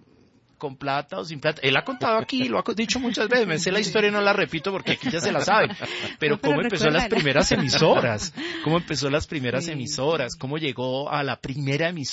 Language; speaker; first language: Spanish; native; Spanish